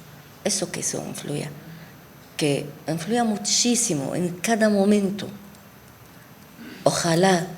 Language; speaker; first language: Spanish; non-native, fluent; Arabic